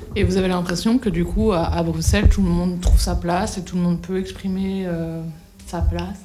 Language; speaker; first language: French; native; French